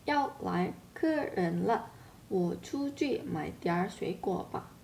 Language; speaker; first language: Chinese; non-native, learner; Indonesian